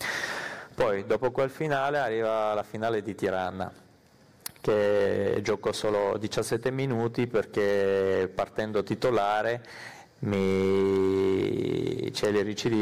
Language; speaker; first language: Italian; non-native, fluent; Armenian